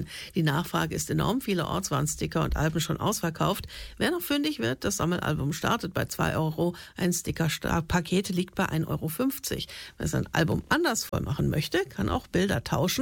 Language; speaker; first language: German; native; German